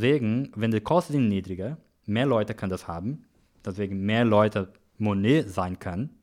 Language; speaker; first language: German; non-native, learner; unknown